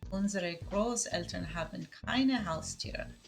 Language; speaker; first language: German; non-native, learner; Spanish